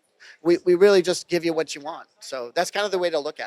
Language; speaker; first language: English; native; English